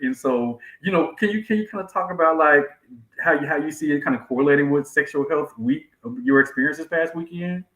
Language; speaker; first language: English; native; English